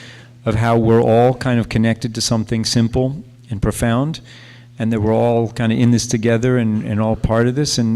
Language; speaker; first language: English; native; English